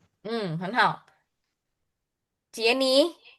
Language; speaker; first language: Chinese; non-native, fluent; Indonesian